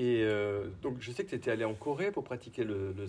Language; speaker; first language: French; native; French